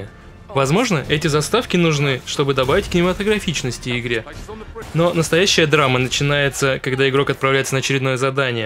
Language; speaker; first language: Russian; native; Russian